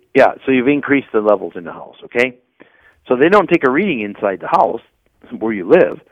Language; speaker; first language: English; native; English